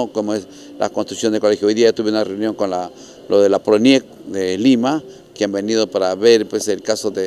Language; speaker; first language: Spanish; native; Spanish